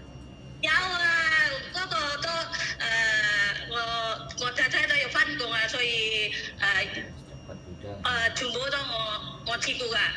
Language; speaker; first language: Cantonese; non-native, learner; Indonesian